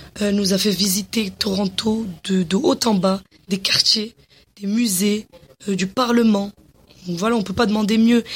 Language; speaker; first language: French; early bilingual, other home language; Arabic